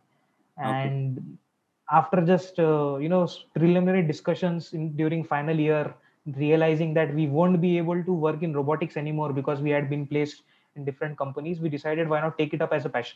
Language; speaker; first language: English; non-native, local second language; Marathi